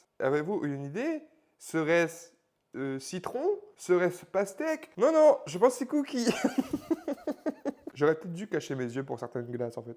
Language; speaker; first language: French; native; French